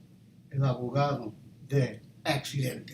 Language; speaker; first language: Spanish; early bilingual, heritage; Spanish